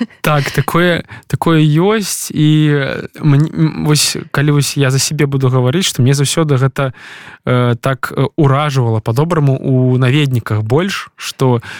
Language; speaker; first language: Belarusian; non-native, local second language; Russian